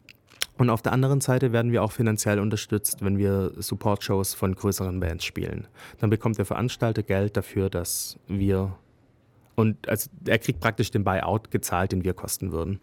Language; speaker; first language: German; native; German